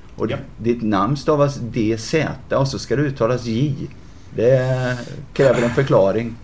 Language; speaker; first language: Swedish; native; Swedish